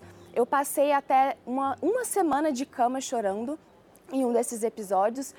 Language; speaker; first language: Portuguese; early bilingual, other home language; Chinese